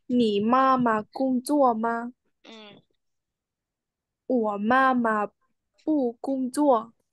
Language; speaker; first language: Chinese; non-native, learner; Vietnamese